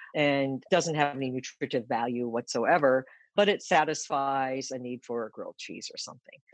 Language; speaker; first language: English; early bilingual, other home language; Japanese